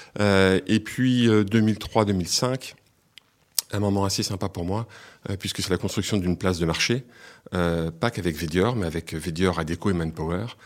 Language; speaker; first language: French; native; French